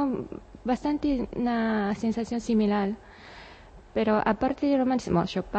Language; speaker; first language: Spanish; non-native, learner; Japanese